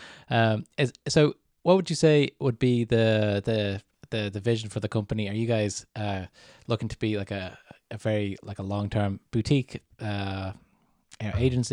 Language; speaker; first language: English; native; English